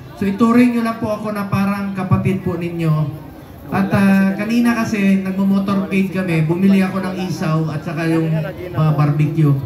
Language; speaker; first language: Filipino; non-native, local second language; Cebuano